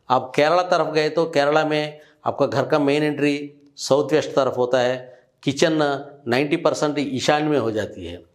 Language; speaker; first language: Hindi; non-native, local second language; Telugu